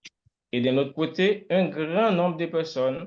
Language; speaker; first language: French; non-native, local second language; Haitian Creole